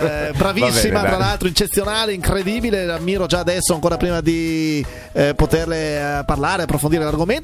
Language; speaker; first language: Italian; native; Italian